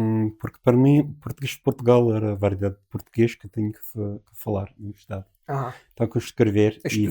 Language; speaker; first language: Portuguese; non-native, learner; English